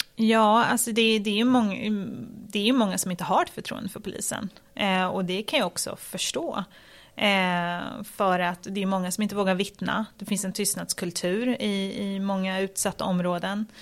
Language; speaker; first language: Swedish; native; Swedish